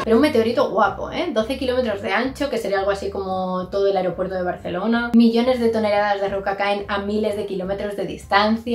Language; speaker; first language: Spanish; native; Spanish